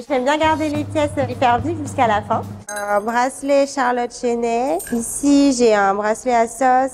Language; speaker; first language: French; native; French